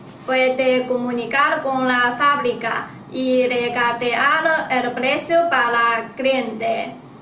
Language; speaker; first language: Spanish; non-native, learner; Chinese